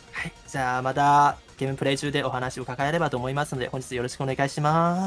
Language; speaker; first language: Japanese; native; Japanese